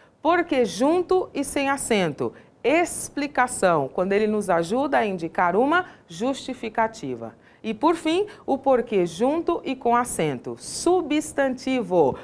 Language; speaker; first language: Portuguese; native; Portuguese